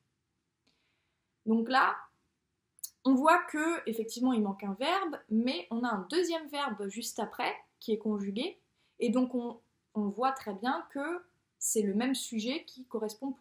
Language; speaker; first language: French; native; French